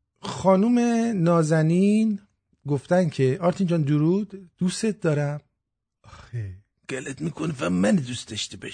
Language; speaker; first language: Persian; native; Persian